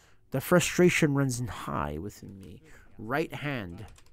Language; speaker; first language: English; native; English